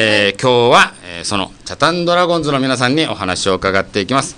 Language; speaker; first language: Japanese; native; Japanese